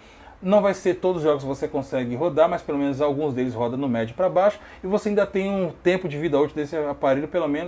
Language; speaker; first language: Portuguese; native; Portuguese